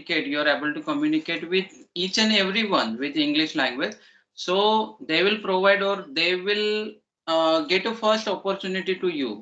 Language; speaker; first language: English; non-native, learner; Marathi